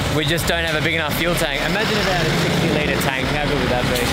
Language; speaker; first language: English; native; English